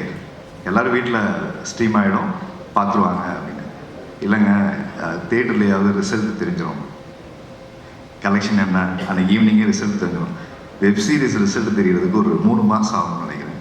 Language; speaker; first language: Tamil; native; Tamil